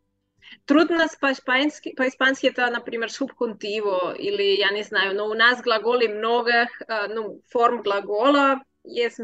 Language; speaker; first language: Russian; non-native, learner; Spanish